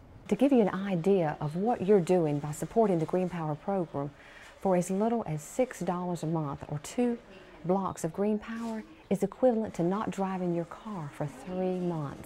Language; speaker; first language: English; native; English